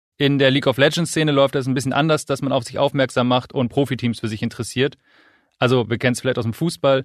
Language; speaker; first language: German; native; German